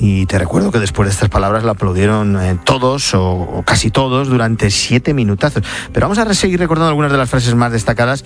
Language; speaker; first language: Spanish; native; Spanish